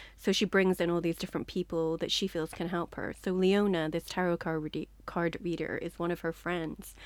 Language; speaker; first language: English; native; English